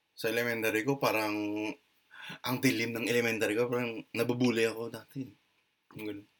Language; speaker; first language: Filipino; non-native, local second language; Hiligaynon